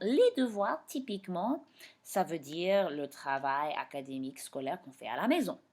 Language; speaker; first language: French; non-native, fluent; English